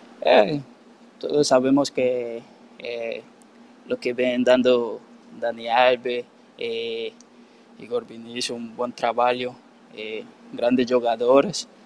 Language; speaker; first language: Portuguese; non-native, learner; Spanish